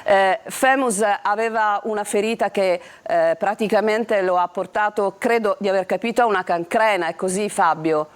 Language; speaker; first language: Italian; native; Italian